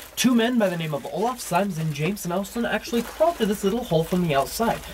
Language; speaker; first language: English; native; English